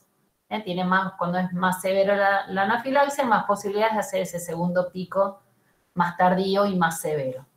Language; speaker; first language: Spanish; native; Spanish